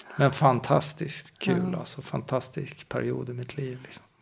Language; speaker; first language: Swedish; native; Swedish